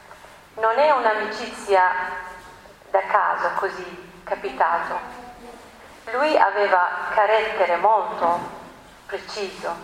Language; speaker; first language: Italian; non-native, learner; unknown